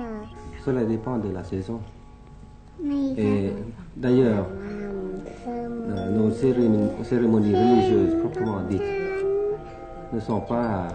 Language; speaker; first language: French; early bilingual, other home language; Thai